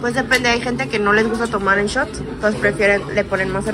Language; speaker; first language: Spanish; early bilingual, other home language; Korean